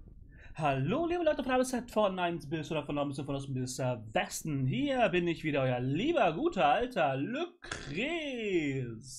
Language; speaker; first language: German; native; German